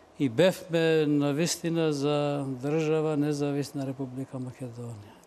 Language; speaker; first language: Macedonian; non-native, local second language; Albanian